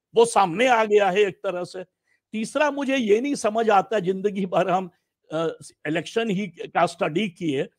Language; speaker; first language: Hindi; native; Hindi